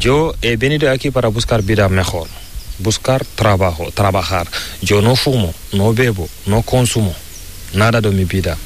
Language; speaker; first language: Spanish; non-native, learner; Fula